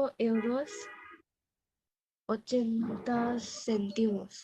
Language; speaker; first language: Spanish; non-native, learner; Bangla